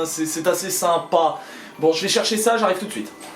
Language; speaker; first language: French; native; French